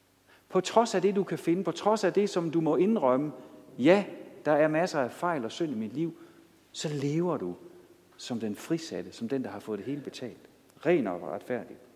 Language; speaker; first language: Danish; native; Danish